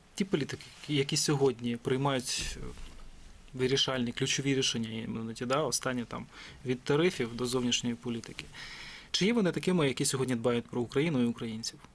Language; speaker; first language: Ukrainian; native; Ukrainian